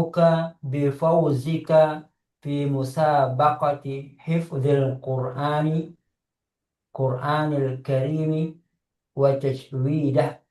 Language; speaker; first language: Arabic; non-native, learner; Indonesian